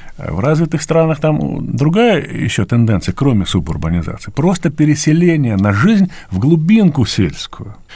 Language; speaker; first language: Russian; native; Russian